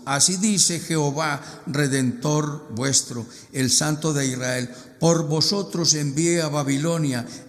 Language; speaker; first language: Spanish; native; Spanish